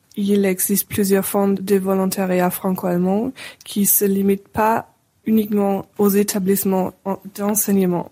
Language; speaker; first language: French; non-native, fluent; German